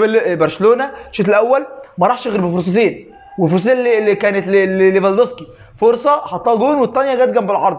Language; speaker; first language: Arabic; native; Arabic